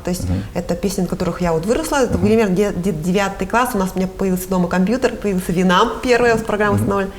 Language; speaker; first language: Russian; native; Russian